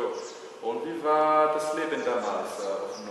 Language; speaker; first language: German; early bilingual, heritage; German